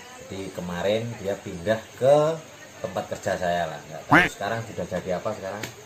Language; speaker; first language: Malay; non-native, local second language; Javanese